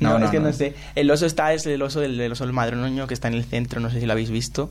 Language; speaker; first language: Spanish; native; Spanish